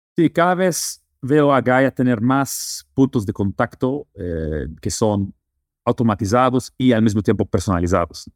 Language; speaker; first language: Spanish; non-native, fluent; Dutch